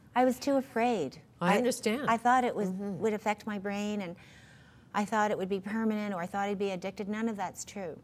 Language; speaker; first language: English; native; English